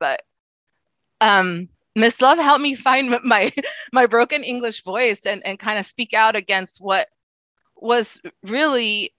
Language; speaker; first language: English; non-native, fluent; Spanish